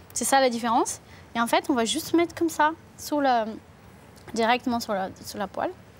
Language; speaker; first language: French; non-native, fluent; Portuguese